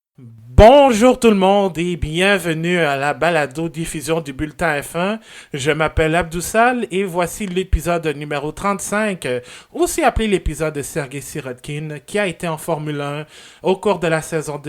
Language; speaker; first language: French; native; French